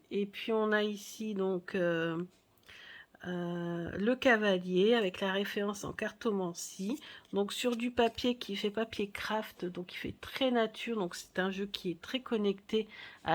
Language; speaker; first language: French; native; French